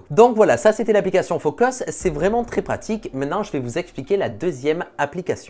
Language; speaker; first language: French; native; French